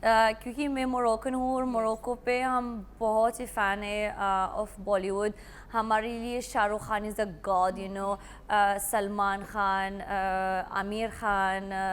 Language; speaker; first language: Hindi; non-native, learner; Arabic